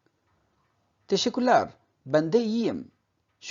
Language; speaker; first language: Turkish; non-native, fluent; Urdu